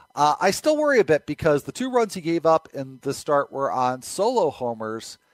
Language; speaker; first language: English; native; English